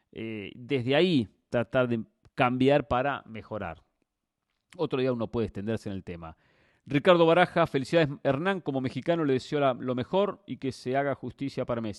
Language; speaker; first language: Spanish; native; Spanish